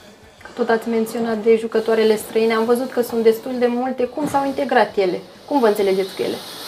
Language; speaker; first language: Romanian; native; Romanian